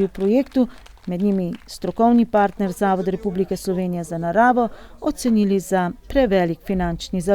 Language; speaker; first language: Slovenian; native; Slovenian